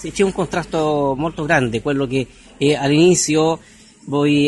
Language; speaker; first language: Italian; non-native, fluent; Spanish